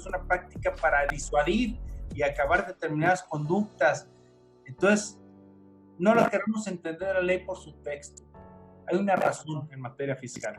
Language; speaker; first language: Spanish; native; Spanish